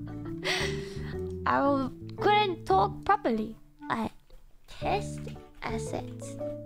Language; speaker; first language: English; native; English